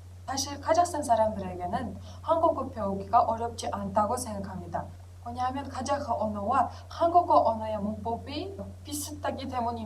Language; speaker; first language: Korean; non-native, fluent; Kazakh